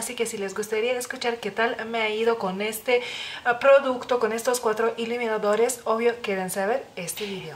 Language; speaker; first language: Spanish; non-native, fluent; Lithuanian